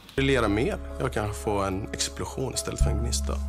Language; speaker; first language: Swedish; non-native, fluent; Arabic